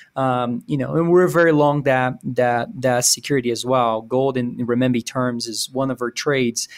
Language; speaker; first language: English; non-native, fluent; Portuguese